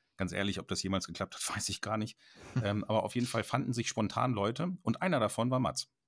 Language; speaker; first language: German; native; German